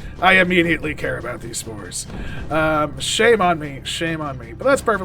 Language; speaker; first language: English; native; English